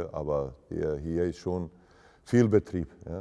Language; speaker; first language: German; non-native, fluent; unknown